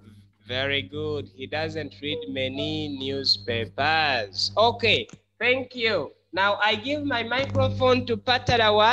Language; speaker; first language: English; non-native, fluent; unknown